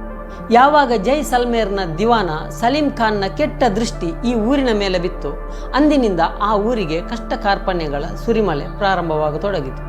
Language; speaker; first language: Kannada; native; Kannada